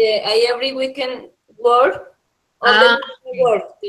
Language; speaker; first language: English; non-native, learner; Spanish